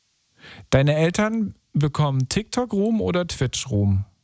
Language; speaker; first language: German; native; German